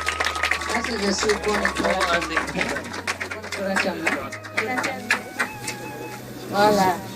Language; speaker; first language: Spanish; non-native, learner; Vietnamese